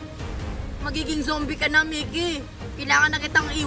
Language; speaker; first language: Filipino; native; Filipino